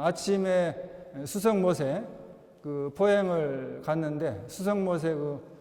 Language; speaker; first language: Korean; native; Korean